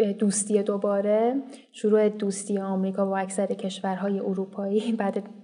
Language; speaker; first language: Persian; native; Persian